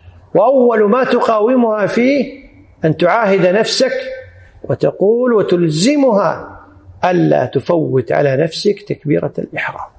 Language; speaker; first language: Arabic; native; Arabic